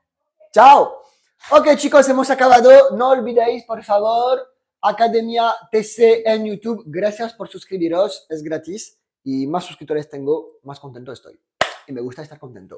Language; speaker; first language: Spanish; non-native, fluent; French